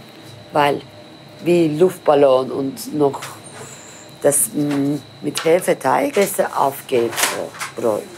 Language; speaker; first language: German; non-native, learner; Turkish